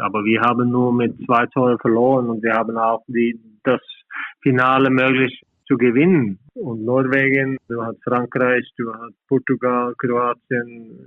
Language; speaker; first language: German; non-native, fluent; Norwegian